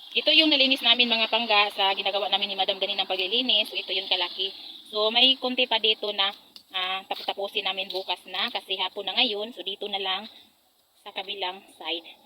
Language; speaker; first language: Filipino; non-native, local second language; Hiligaynon